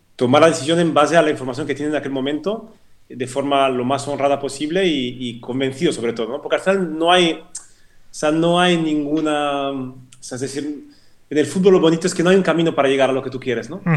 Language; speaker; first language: Spanish; non-native, fluent; French